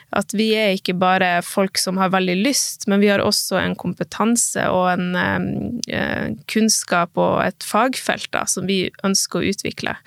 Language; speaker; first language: Norwegian; native; Norwegian